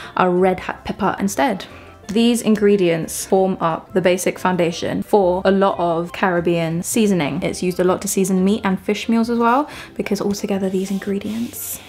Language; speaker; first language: English; early bilingual, other home language; French